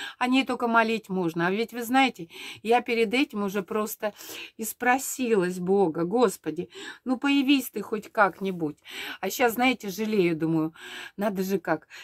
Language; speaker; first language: Russian; native; Russian